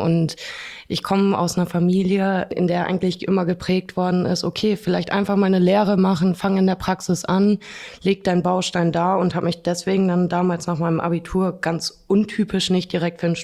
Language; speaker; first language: German; native; German